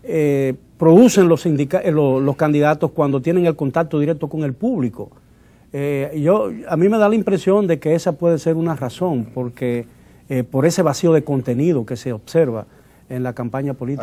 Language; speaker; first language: Spanish; native; Spanish